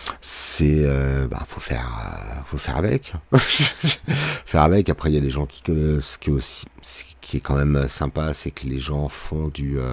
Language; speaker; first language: French; native; French